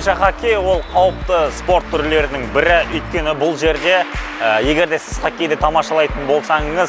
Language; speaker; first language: Kazakh; native; Kazakh